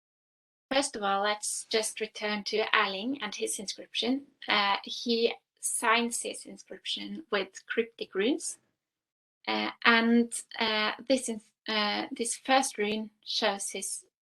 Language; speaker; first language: English; non-native, fluent; Norwegian